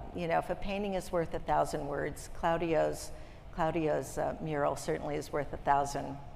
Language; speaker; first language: English; native; English